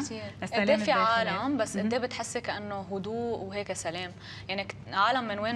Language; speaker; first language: Arabic; native; Arabic